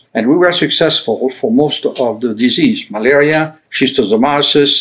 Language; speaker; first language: English; non-native, fluent; French